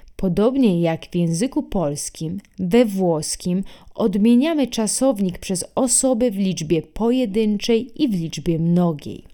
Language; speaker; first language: Polish; non-native, fluent; Italian